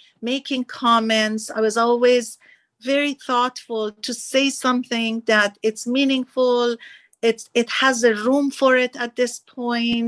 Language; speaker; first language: English; non-native, fluent; Persian